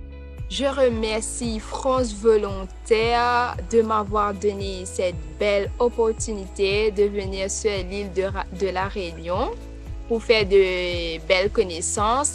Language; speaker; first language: French; non-native, local second language; Morisyen